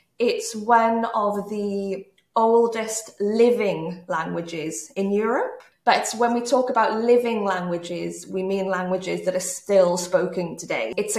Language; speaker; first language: English; native; English